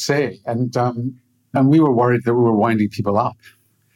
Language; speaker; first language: English; native; English